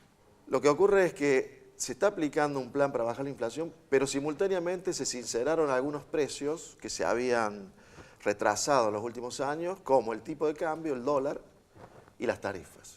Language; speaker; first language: Spanish; native; Spanish